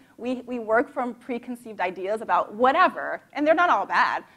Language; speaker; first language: English; native; English